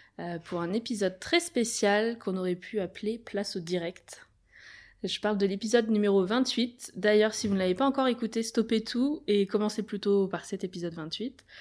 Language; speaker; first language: French; native; French